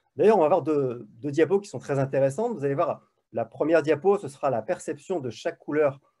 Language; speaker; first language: French; native; French